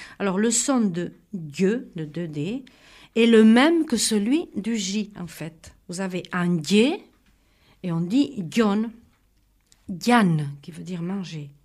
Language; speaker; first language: French; native; French